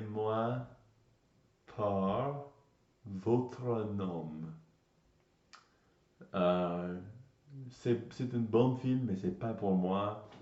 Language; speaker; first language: French; non-native, learner; English